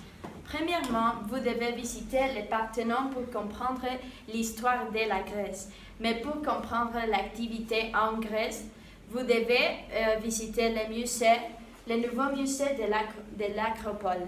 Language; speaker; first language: French; non-native, learner; Spanish